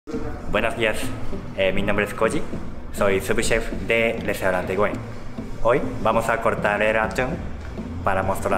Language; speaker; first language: Spanish; non-native, learner; Japanese